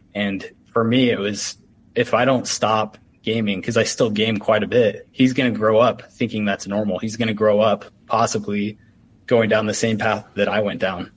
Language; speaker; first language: English; native; English